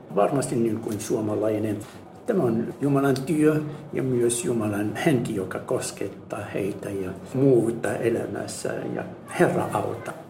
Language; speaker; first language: Finnish; non-native, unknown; Arabic